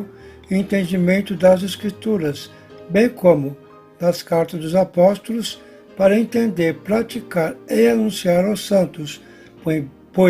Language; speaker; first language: Portuguese; native; Portuguese